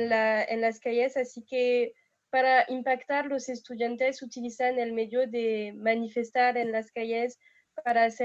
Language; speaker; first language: Spanish; non-native, fluent; French